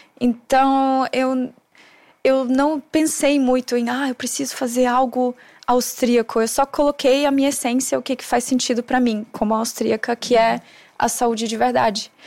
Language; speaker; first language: Portuguese; non-native, fluent; German